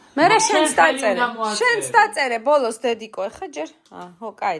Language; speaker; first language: Georgian; native; Georgian